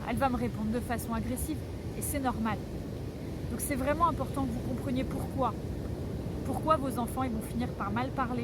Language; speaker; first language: French; native; French